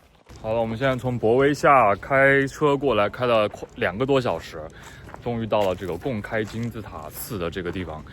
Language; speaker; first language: Chinese; native; Chinese